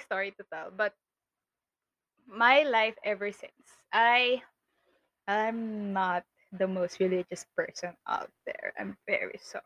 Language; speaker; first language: English; non-native, local second language; Filipino